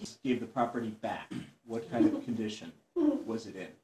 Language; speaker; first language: English; native; English